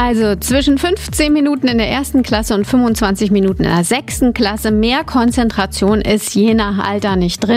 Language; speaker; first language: German; native; German